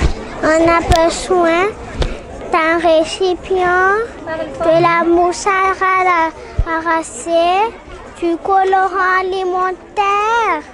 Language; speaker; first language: French; non-native, learner; Malagasy